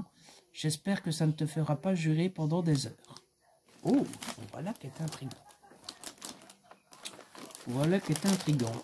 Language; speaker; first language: French; native; French